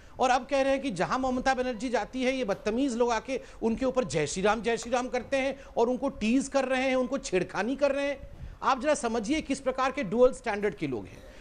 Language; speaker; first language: Hindi; native; Hindi